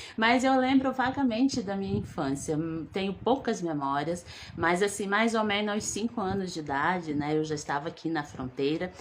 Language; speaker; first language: Portuguese; early bilingual, other home language; Guarani